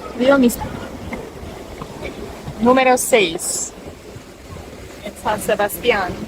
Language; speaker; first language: Spanish; non-native, learner; Turkish